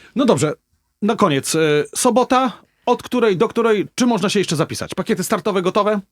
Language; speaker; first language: Polish; native; Polish